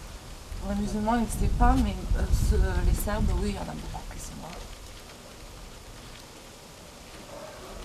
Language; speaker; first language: French; non-native, fluent; Bosnian